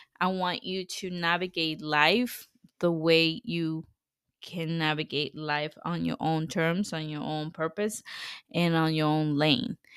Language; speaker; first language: English; non-native, fluent; Spanish